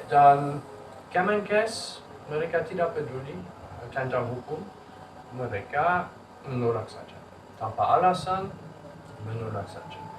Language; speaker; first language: Indonesian; non-native, fluent; Luxembourgish